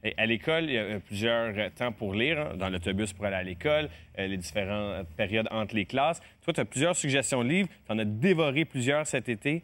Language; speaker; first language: French; native; French